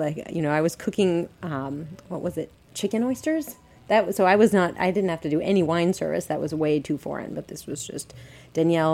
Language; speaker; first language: English; native; English